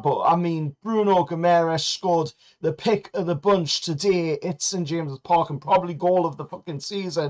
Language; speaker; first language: English; native; English